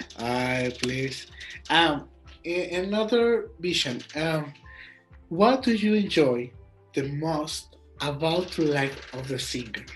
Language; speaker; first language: English; non-native, learner; Spanish